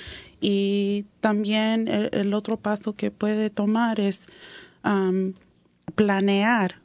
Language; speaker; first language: Spanish; early bilingual, heritage; Spanish